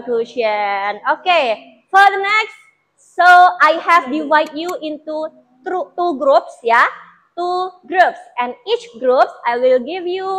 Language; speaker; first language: English; non-native, fluent; Indonesian